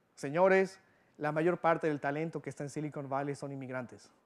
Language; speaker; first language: Spanish; early bilingual, other home language; English